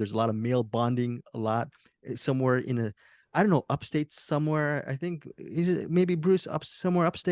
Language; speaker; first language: English; native; English